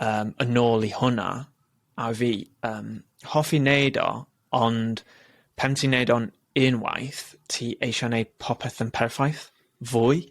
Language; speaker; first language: Welsh; non-native, local second language; English